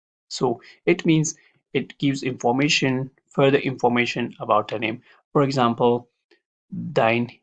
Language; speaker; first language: English; non-native, fluent; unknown